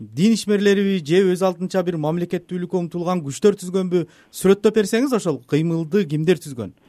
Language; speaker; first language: Kyrgyz; native; Kyrgyz